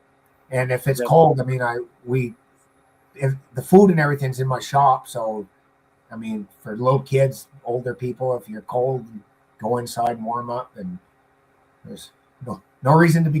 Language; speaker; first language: English; native; English